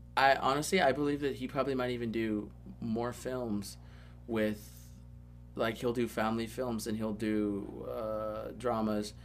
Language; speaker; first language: English; native; English